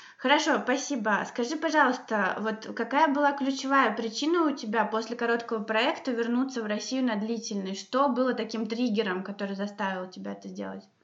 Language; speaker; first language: Russian; native; Russian